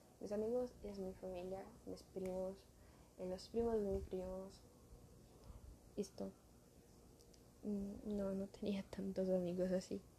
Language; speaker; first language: Spanish; non-native, learner; Portuguese